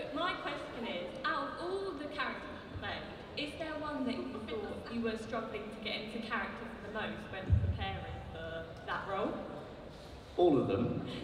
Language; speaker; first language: English; native; English